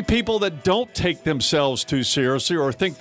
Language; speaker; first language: English; native; English